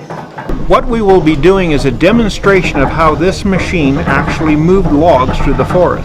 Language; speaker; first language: English; native; English